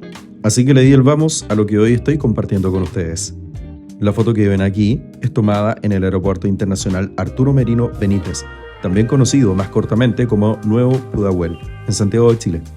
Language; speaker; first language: Spanish; native; Spanish